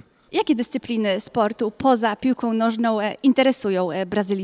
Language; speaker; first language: Polish; native; Polish